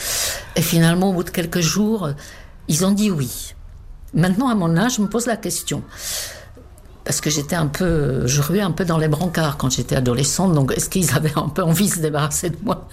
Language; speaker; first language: French; non-native, fluent; Czech